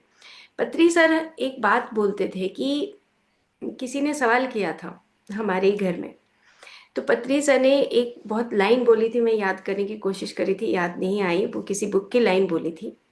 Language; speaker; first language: Hindi; native; Hindi